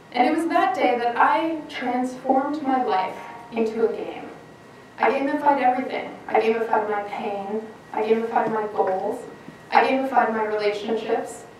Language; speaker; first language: English; native; English